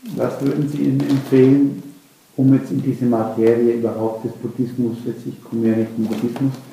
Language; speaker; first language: German; native; German